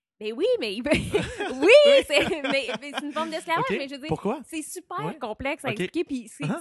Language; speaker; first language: French; native; French